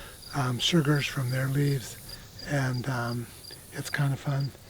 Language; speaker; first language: English; native; English